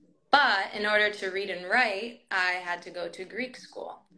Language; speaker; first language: English; early bilingual, other home language; Greek